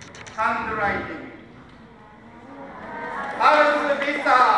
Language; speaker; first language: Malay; non-native, learner; Japanese